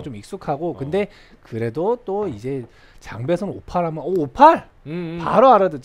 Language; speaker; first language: Korean; native; Korean